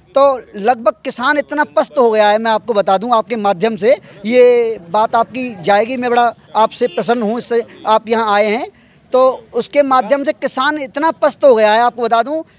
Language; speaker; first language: Hindi; native; Hindi